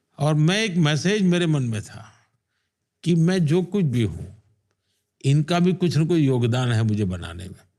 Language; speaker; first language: Hindi; non-native, local second language; Gujarati